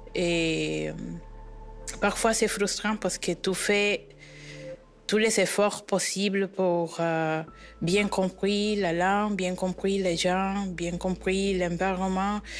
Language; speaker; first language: French; non-native, learner; Spanish